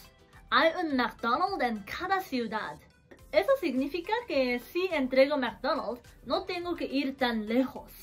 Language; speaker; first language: Spanish; non-native, learner; Japanese